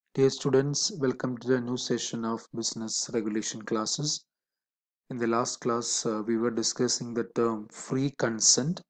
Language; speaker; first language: English; non-native, local second language; Malayalam